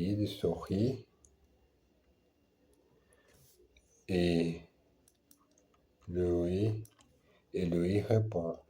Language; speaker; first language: French; non-native, learner; Portuguese